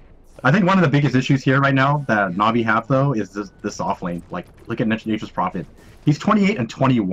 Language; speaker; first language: English; native; English